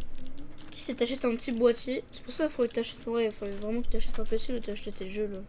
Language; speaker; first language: French; native; French